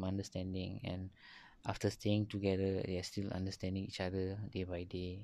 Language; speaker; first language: English; non-native, local second language; Malay